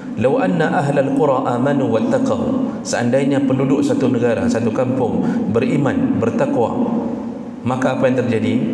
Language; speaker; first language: Malay; non-native, local second language; Achinese